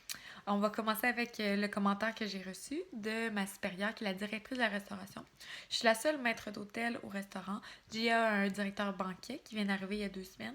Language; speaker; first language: French; native; French